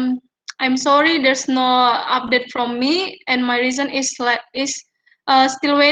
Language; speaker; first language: English; non-native, learner; Indonesian